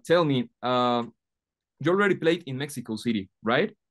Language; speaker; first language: English; non-native, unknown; Spanish